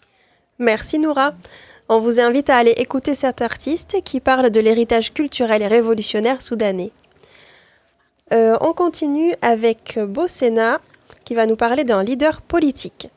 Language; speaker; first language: French; native; French